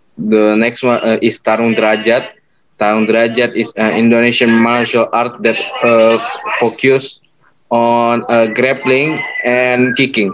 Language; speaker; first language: English; non-native, learner; Indonesian